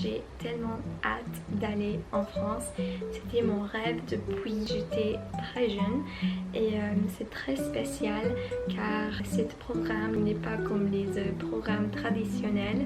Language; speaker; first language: French; non-native, fluent; English